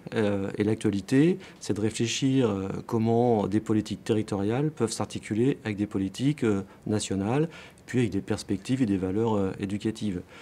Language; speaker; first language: French; native; French